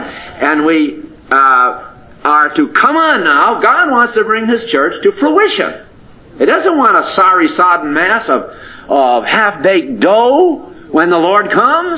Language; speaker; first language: English; native; English